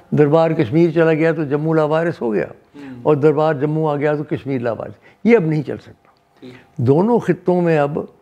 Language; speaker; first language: Hindi; non-native, local second language; Dogri